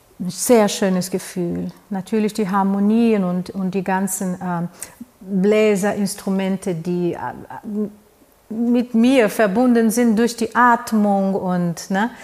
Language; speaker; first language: German; non-native, fluent; Portuguese